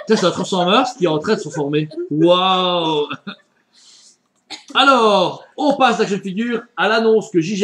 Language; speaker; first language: French; native; French